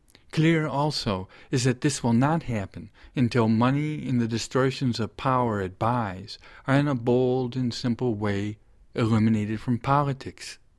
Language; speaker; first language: English; native; English